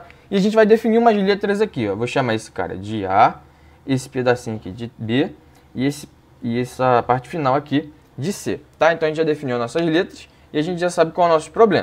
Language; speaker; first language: Portuguese; native; Portuguese